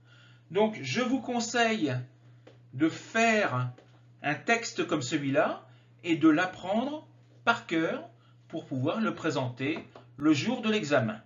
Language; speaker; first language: French; native; French